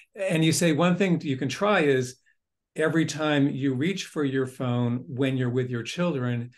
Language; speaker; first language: English; native; English